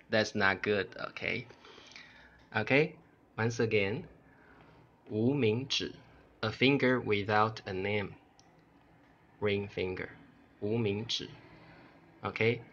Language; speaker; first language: English; non-native, fluent; Chinese